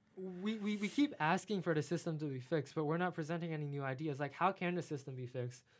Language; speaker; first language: English; non-native, fluent; Chinese